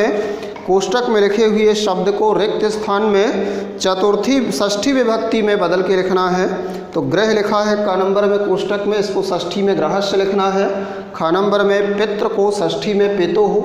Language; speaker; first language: Hindi; native; Hindi